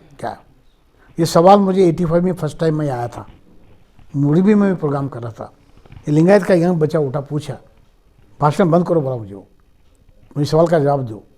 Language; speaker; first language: Hindi; non-native, local second language; Marathi